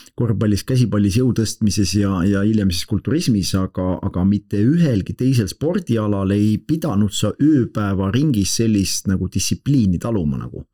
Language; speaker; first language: Estonian; native; Estonian